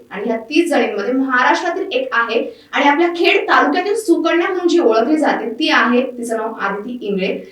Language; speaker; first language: Marathi; native; Marathi